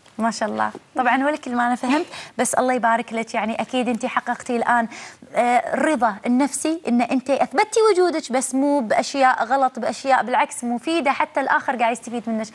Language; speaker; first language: Arabic; native; Arabic